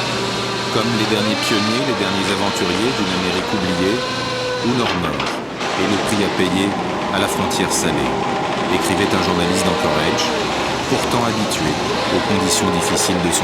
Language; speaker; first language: French; native; French